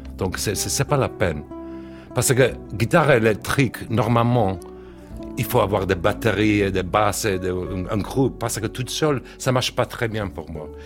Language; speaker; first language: French; non-native, learner; English